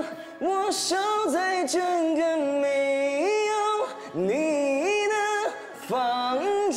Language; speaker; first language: Chinese; native; Chinese